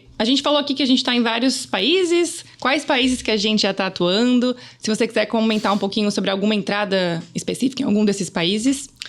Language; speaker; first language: Portuguese; native; Portuguese